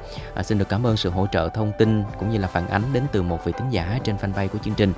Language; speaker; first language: Vietnamese; native; Vietnamese